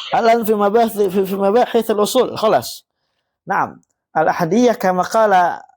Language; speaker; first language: Arabic; non-native, fluent; Indonesian